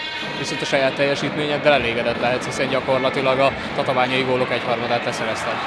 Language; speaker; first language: Hungarian; native; Hungarian